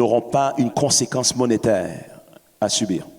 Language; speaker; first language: French; native; French